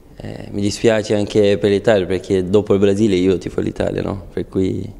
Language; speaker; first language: Italian; non-native, fluent; Portuguese